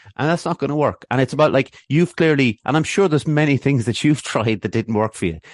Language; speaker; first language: English; native; English